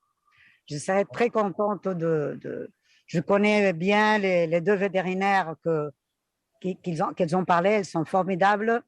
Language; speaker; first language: French; non-native, fluent; Spanish